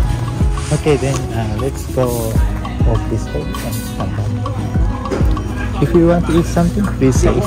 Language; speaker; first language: English; non-native, learner; Japanese